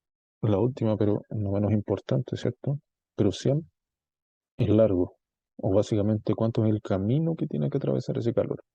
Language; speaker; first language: Spanish; native; Spanish